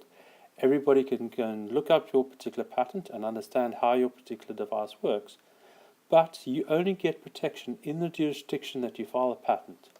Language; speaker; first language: English; native; English